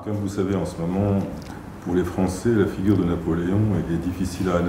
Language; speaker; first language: French; native; French